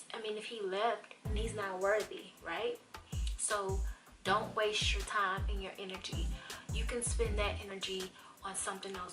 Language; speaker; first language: English; native; English